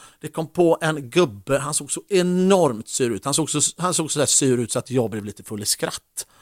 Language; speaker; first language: Swedish; native; Swedish